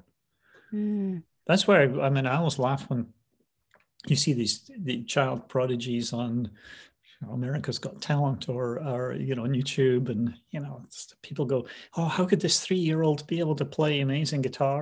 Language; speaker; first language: English; native; English